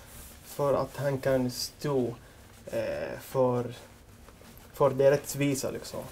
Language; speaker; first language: Swedish; non-native, learner; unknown